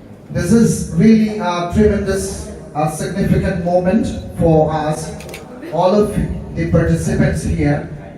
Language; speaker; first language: English; non-native, local second language; Bangla